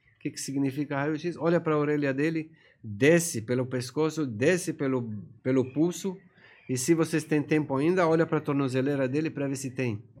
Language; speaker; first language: Portuguese; non-native, fluent; Persian